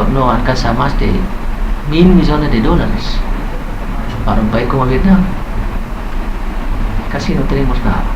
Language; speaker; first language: Spanish; non-native, fluent; Vietnamese